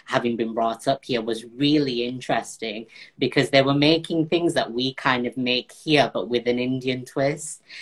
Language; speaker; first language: English; native; English